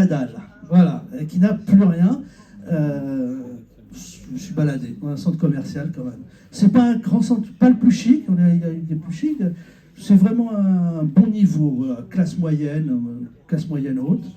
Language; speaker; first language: French; native; French